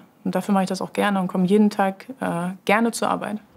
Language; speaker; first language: German; native; German